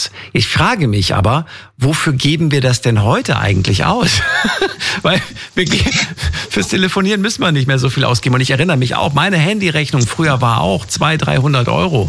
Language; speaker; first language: German; native; German